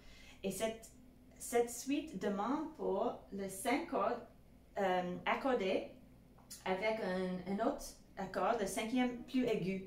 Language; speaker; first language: French; non-native, fluent; English